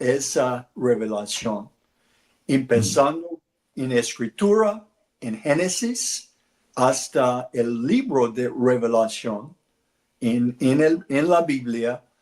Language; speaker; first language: Spanish; non-native, learner; English